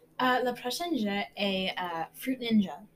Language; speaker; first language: French; non-native, learner; English